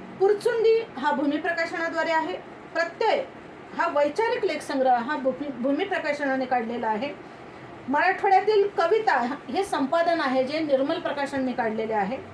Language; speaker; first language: Marathi; native; Marathi